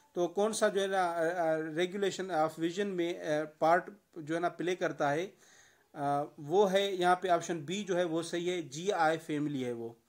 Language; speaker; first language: Urdu; non-native, local second language; Sindhi